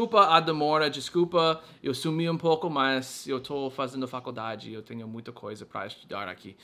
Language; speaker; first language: Portuguese; non-native, fluent; English